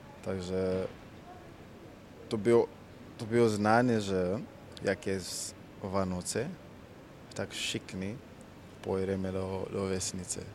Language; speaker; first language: Czech; non-native, learner; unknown